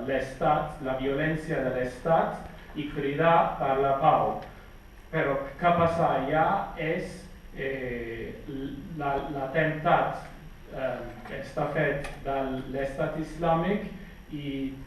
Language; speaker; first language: Catalan; non-native, fluent; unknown